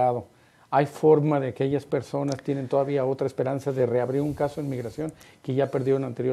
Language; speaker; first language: Spanish; native; Spanish